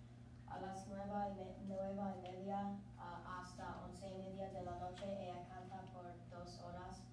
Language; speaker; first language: Spanish; non-native, learner; English